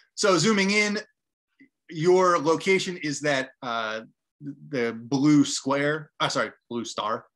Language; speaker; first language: English; native; English